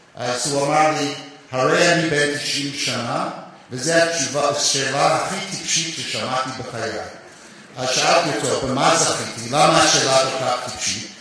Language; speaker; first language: Hebrew; non-native, fluent; English